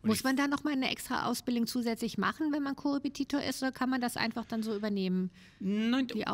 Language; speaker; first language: German; native; German